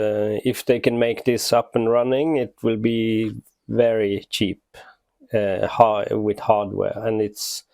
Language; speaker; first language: English; non-native, fluent; Norwegian